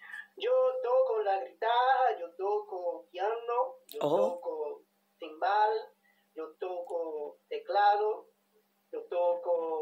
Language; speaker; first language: Spanish; non-native, learner; Portuguese